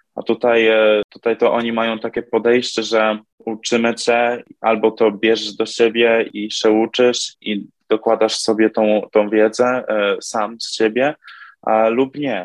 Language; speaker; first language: Polish; early bilingual, heritage; Polish